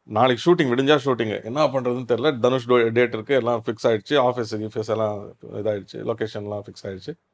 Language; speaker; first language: Tamil; non-native, local second language; Kannada